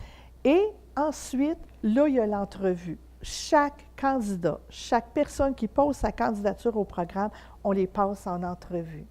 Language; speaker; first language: French; native; French